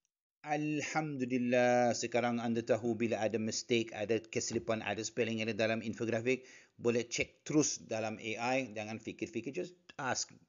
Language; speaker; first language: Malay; non-native, learner; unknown